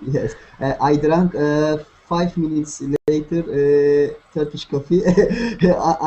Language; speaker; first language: English; non-native, learner; Turkish